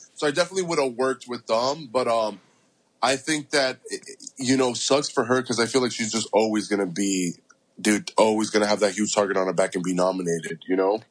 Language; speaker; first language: English; early bilingual, other home language; Spanish